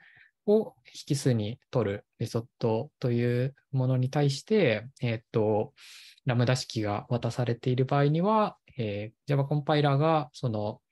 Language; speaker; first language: Japanese; native; Japanese